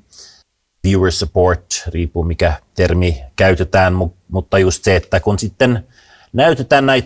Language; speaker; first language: Finnish; early bilingual, heritage; Finnish